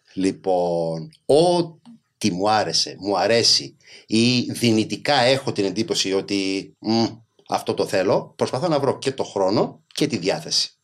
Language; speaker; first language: Greek; early bilingual, other home language; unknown